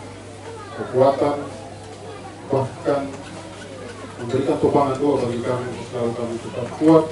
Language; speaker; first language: Indonesian; native; Indonesian